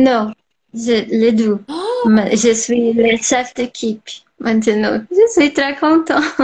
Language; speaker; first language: French; non-native, learner; Portuguese